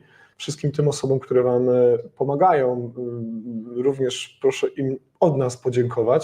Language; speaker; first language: Polish; native; Polish